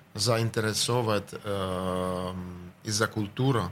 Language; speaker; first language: Russian; non-native, fluent; Finnish